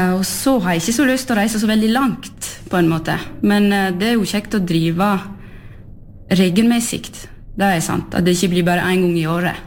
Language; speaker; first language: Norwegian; non-native, fluent; French